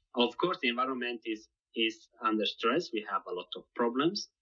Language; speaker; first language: English; non-native, fluent; Italian